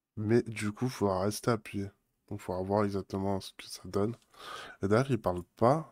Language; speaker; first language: French; native; French